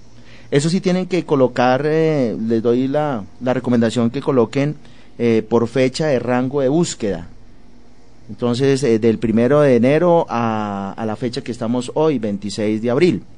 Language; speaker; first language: Spanish; native; Spanish